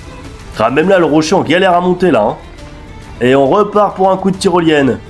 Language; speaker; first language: French; native; French